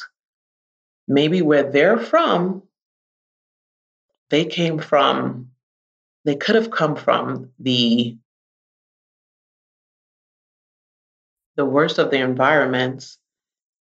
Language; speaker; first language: English; native; English